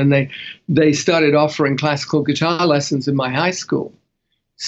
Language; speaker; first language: English; native; English